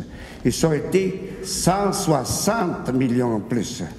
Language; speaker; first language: French; non-native, fluent; Italian